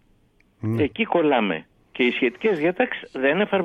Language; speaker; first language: Greek; native; Greek